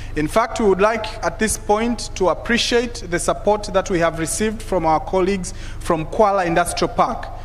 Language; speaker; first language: English; non-native, local second language; Swahili